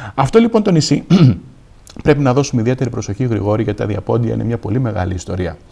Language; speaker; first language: Greek; native; Greek